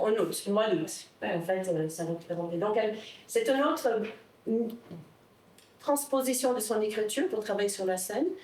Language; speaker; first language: French; non-native, fluent; English